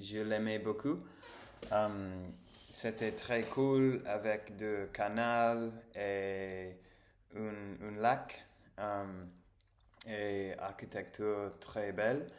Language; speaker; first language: French; non-native, learner; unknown